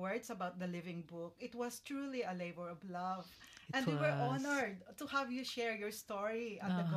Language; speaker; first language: English; non-native, local second language; Hiligaynon